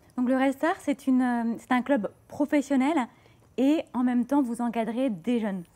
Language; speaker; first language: French; native; French